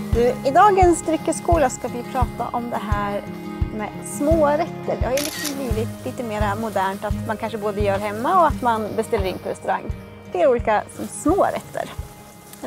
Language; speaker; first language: Swedish; native; Swedish